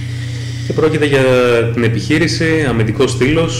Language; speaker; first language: Greek; native; Greek